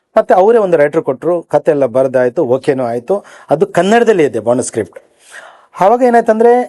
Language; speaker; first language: Kannada; native; Kannada